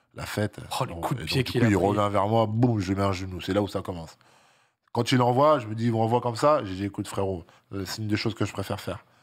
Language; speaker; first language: French; native; French